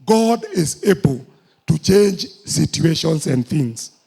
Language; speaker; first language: English; non-native, local second language; Swahili